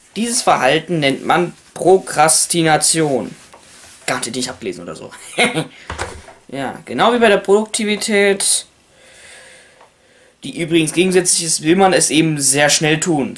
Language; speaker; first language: German; native; German